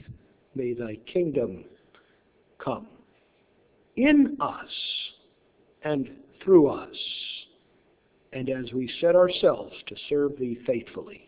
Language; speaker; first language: English; native; English